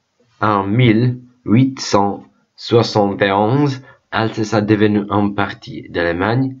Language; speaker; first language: French; non-native, learner; Czech